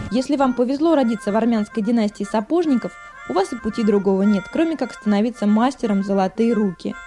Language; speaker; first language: Russian; native; Russian